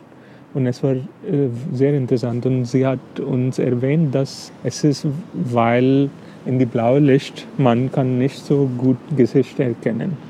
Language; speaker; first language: German; non-native, fluent; English